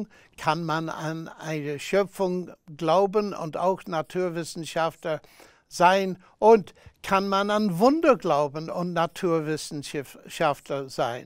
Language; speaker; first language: German; non-native, fluent; English